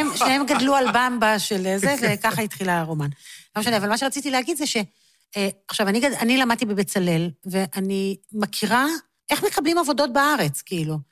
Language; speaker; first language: Hebrew; native; Hebrew